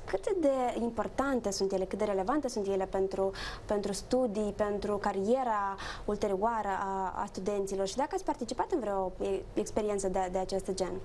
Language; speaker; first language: Romanian; native; Romanian